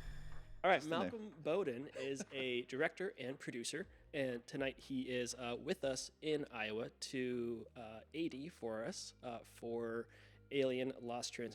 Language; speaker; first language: English; native; English